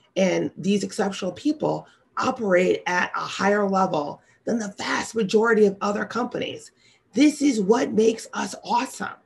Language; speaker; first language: English; native; English